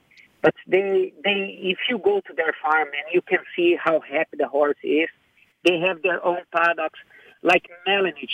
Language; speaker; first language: English; non-native, fluent; Portuguese